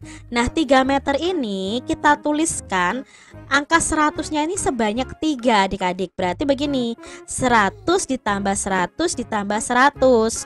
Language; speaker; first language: Indonesian; native; Indonesian